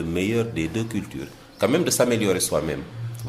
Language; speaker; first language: French; non-native, local second language; Wolof